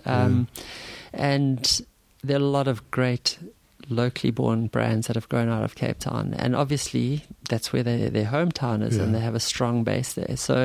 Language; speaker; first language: English; native; English